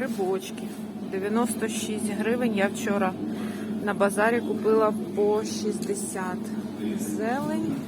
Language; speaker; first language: Ukrainian; non-native, local second language; Russian